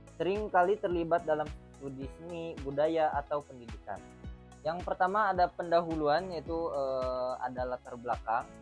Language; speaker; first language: Indonesian; native; Indonesian